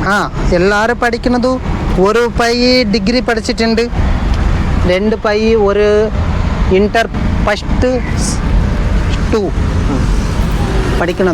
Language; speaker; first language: Malayalam; non-native, learner; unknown